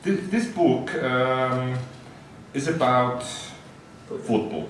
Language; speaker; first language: English; non-native, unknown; German